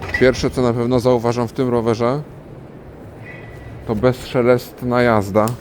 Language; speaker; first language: Polish; native; Polish